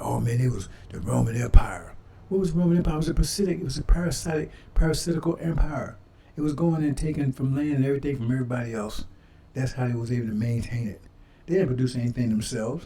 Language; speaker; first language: English; native; English